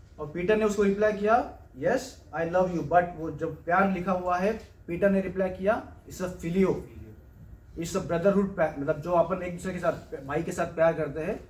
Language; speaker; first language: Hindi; non-native, local second language; Marathi